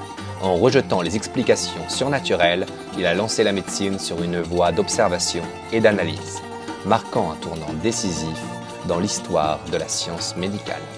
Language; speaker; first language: French; native; French